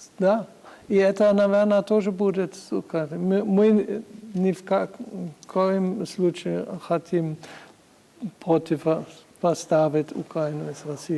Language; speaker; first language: Russian; non-native, learner; German